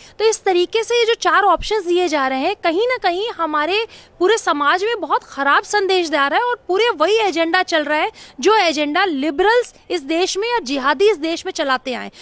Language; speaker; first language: Hindi; native; Hindi